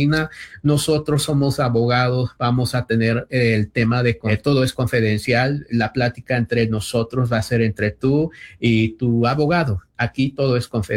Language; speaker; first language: Spanish; early bilingual, heritage; Spanish